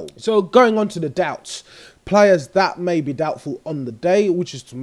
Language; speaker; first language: English; native; English